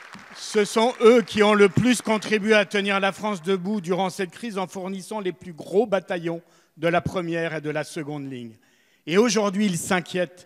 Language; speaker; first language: French; native; French